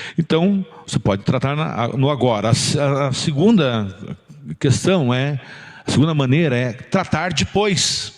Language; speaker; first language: Portuguese; native; Portuguese